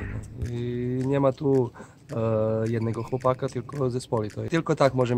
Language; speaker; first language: Polish; non-native, fluent; Slovenian